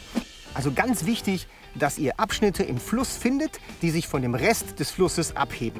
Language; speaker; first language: German; native; German